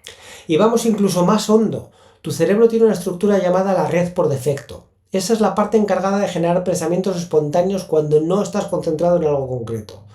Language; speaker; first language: Spanish; native; Spanish